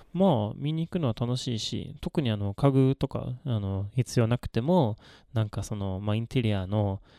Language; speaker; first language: Japanese; non-native, fluent; Swedish